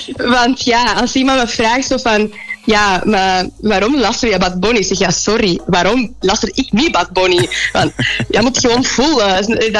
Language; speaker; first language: Dutch; non-native, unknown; Spanish